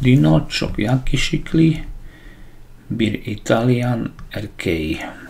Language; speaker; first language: Turkish; non-native, learner; Slovak